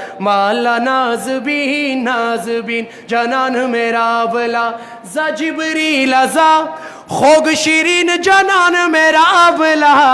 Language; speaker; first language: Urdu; non-native, local second language; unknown